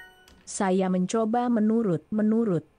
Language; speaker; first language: Indonesian; non-native, learner; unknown